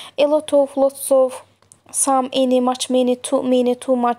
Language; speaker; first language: English; non-native, fluent; Azerbaijani